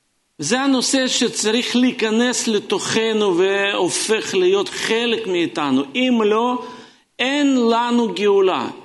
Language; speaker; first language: Hebrew; non-native, fluent; Russian